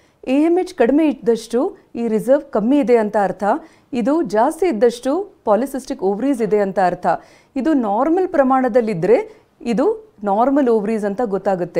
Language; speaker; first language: Kannada; native; Kannada